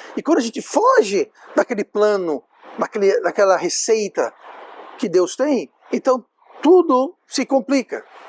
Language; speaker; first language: Portuguese; non-native, fluent; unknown